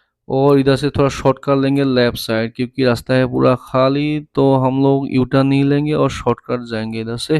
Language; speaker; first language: Hindi; non-native, local second language; Assamese